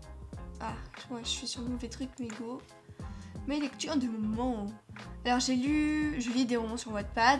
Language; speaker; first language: French; native; French